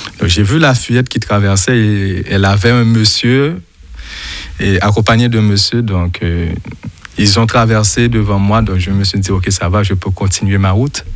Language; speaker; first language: French; non-native, local second language; Haitian Creole